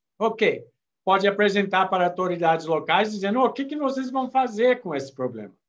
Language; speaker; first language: Portuguese; non-native, fluent; English